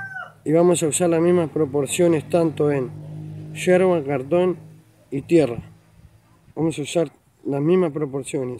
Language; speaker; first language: Spanish; native; Spanish